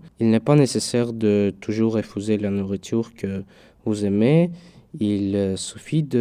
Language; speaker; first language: French; non-native, learner; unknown